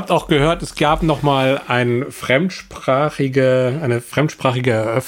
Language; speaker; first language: German; native; German